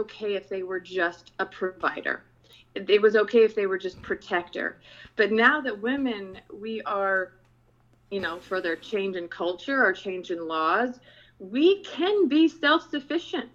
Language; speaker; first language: English; non-native, local second language; Filipino